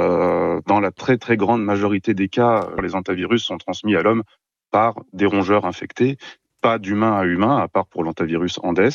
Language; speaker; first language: French; native; French